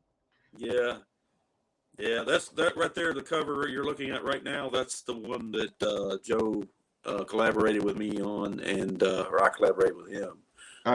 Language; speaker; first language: English; native; English